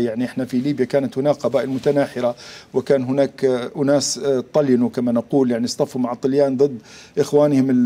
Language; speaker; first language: Arabic; native; Arabic